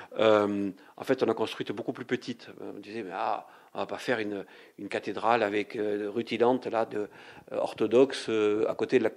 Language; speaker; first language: French; native; French